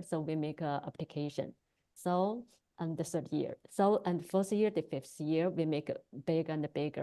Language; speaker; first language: English; non-native, learner; Chinese